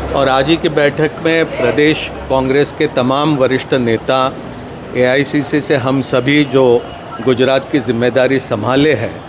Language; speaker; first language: Hindi; non-native, local second language; Marathi